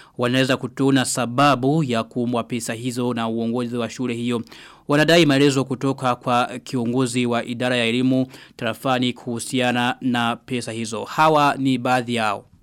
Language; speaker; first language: Swahili; non-native, local second language; Rundi